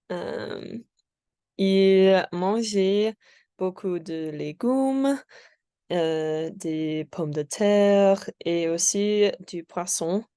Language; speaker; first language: French; non-native, learner; English